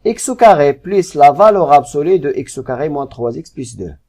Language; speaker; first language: French; non-native, local second language; Arabic